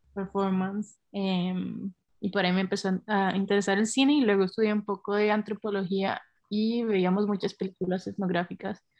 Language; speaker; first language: Spanish; native; Spanish